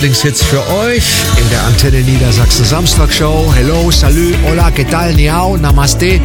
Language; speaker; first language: German; native; German